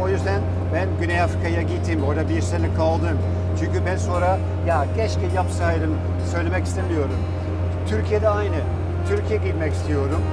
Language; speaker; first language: Turkish; non-native, fluent; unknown